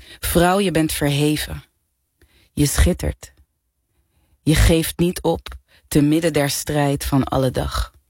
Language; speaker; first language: Dutch; native; Dutch